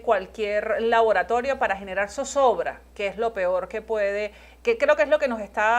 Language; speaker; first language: Spanish; native; Spanish